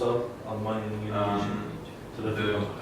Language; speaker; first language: Turkish; native; Turkish